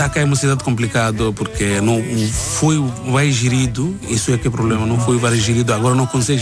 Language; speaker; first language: Portuguese; non-native, learner; Bangla